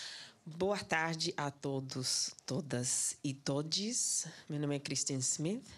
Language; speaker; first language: Portuguese; non-native, fluent; English